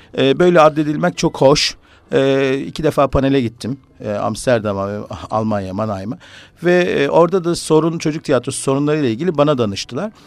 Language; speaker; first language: Turkish; native; Turkish